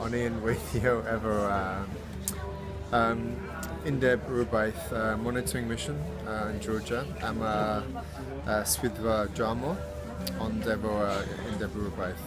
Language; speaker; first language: Welsh; non-native, learner; English